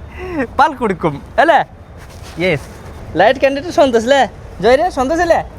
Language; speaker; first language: Malayalam; non-native, learner; Bangla